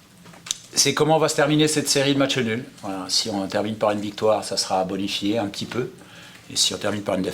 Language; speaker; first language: French; native; French